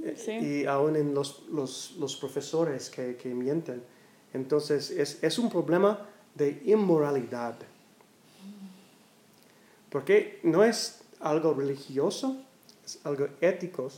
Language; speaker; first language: Spanish; non-native, learner; English